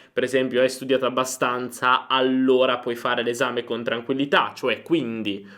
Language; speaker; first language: Italian; native; Italian